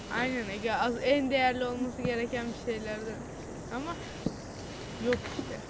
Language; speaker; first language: Turkish; native; Turkish